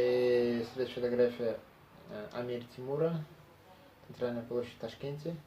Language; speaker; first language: Russian; non-native, local second language; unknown